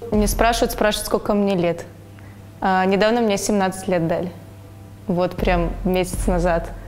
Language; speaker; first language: Russian; native; Russian